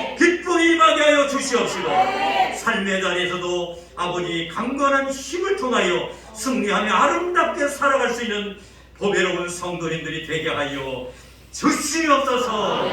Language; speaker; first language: Korean; native; Korean